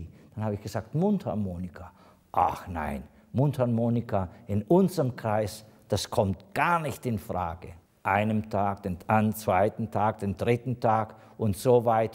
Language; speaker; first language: German; non-native, fluent; Italian